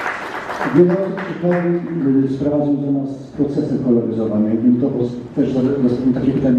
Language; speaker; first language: Polish; native; Polish